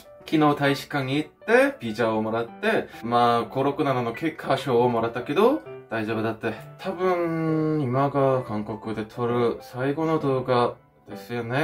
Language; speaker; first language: Japanese; non-native, fluent; Korean